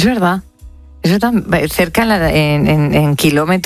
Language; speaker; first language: Spanish; native; Spanish